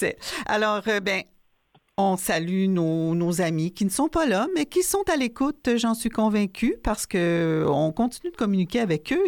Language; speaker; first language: French; native; French